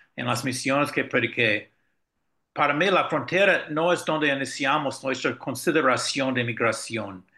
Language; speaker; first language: Spanish; non-native, fluent; English